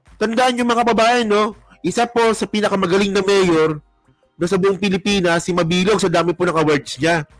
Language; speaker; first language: Filipino; non-native, local second language; Hiligaynon